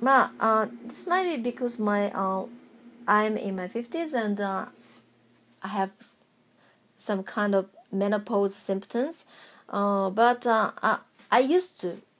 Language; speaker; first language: English; non-native, fluent; Japanese